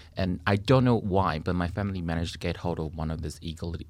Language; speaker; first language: English; non-native, fluent; Chinese